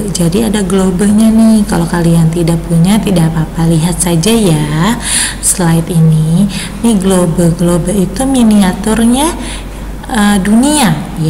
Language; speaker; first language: Indonesian; native; Indonesian